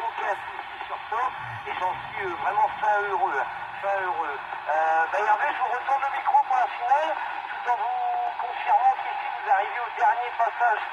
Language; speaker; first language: French; native; French